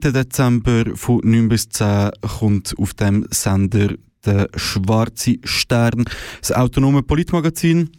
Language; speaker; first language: German; native; German